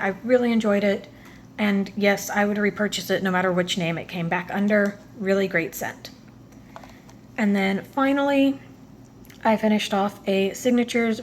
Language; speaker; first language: English; native; English